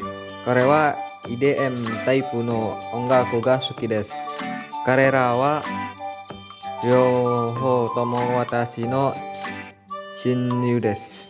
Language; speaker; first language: Japanese; non-native, learner; Indonesian